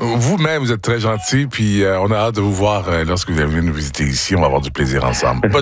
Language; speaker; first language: French; native; French